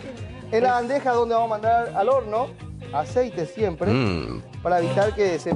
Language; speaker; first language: Spanish; native; Spanish